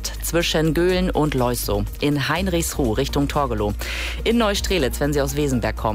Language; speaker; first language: German; native; German